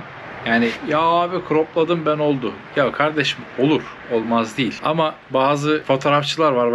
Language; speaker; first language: Turkish; native; Turkish